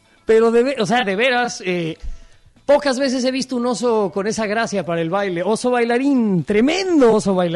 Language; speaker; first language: Spanish; native; Spanish